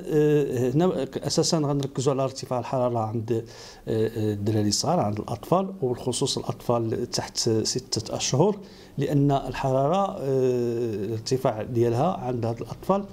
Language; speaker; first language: Arabic; native; Arabic